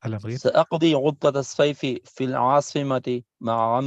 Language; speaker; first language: Arabic; non-native, learner; English